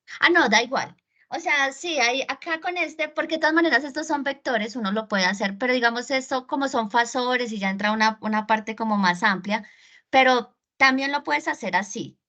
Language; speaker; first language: Spanish; native; Spanish